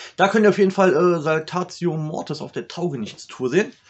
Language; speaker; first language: German; native; German